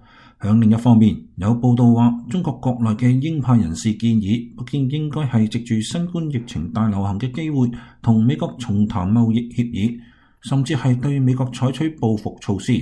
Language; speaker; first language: Chinese; non-native, local second language; Cantonese